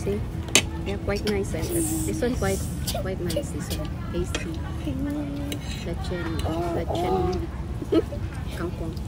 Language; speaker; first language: English; non-native, local second language; Filipino